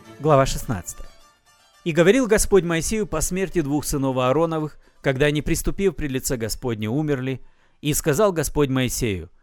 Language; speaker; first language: Russian; native; Russian